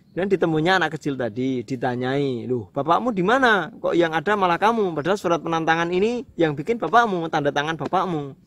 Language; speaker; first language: Indonesian; non-native, local second language; Javanese